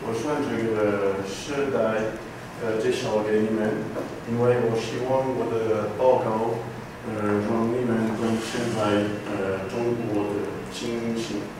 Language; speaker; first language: Chinese; non-native, learner; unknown